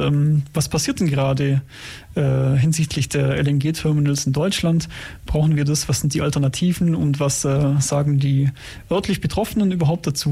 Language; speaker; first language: German; native; German